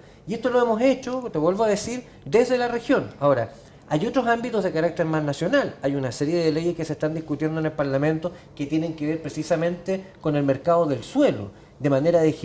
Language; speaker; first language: Spanish; native; Spanish